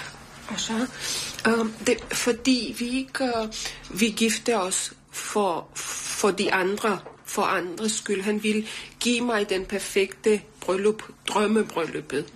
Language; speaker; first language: Danish; non-native, learner; Romanian